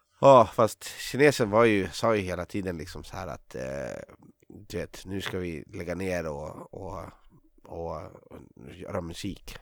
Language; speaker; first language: Swedish; native; Swedish